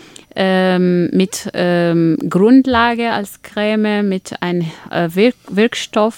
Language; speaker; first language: German; non-native, fluent; Arabic